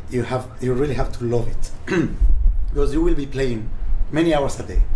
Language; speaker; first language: English; non-native, fluent; Spanish